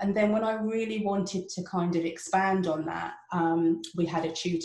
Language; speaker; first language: English; native; English